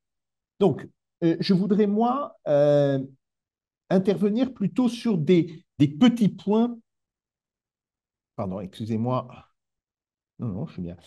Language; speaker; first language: French; native; French